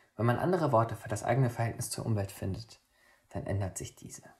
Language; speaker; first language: German; native; German